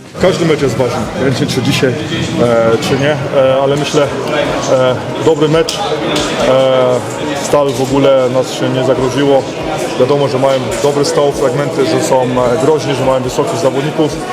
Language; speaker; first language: Polish; early bilingual, heritage; German